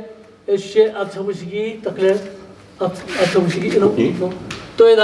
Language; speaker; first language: Czech; non-native, learner; Korean